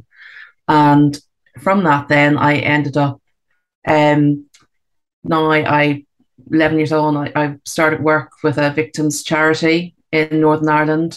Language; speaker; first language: English; native; English